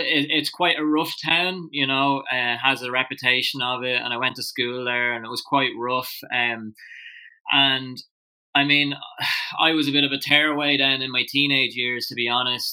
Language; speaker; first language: English; native; English